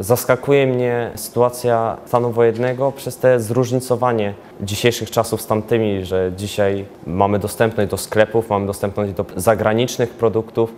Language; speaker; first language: Polish; native; Polish